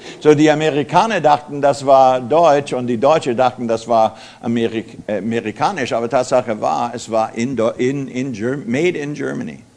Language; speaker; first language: German; non-native, fluent; English